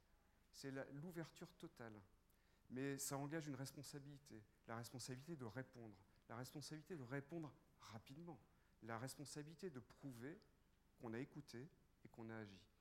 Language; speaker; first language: French; native; French